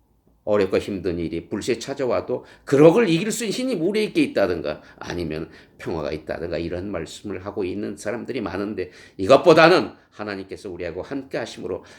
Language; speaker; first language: Korean; native; Korean